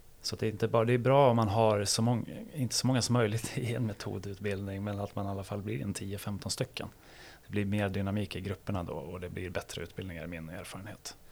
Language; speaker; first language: Swedish; native; Swedish